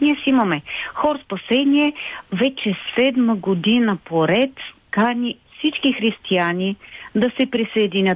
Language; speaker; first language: Bulgarian; native; Bulgarian